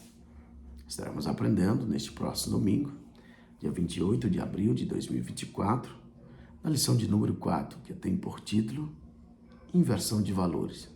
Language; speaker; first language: Portuguese; native; Portuguese